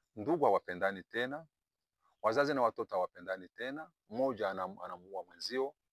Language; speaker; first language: Swahili; non-native, local second language; Kinyarwanda